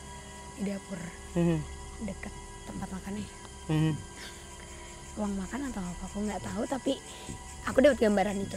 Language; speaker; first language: Indonesian; native; Indonesian